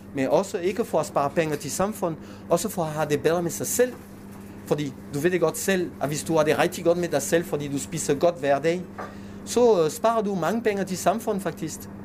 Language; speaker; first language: Danish; non-native, fluent; French